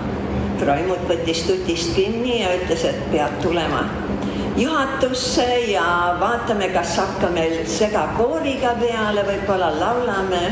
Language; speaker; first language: Estonian; early bilingual, heritage; Estonian